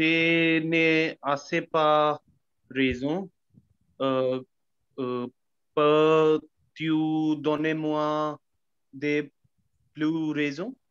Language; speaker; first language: French; non-native, learner; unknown